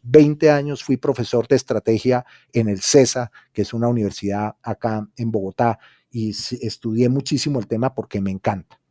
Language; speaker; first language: Spanish; native; Spanish